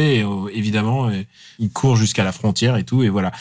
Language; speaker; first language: French; non-native, fluent; Russian